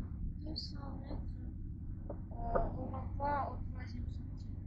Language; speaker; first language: French; non-native, learner; Russian